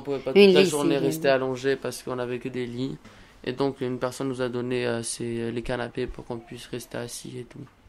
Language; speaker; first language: French; early bilingual, other home language; Albanian